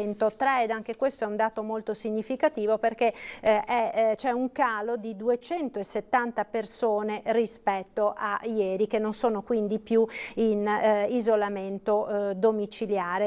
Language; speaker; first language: Italian; native; Italian